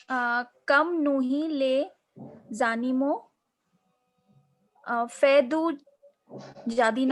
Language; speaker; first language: French; non-native, learner; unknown